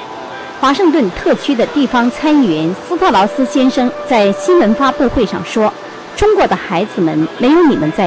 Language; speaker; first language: Chinese; native; Chinese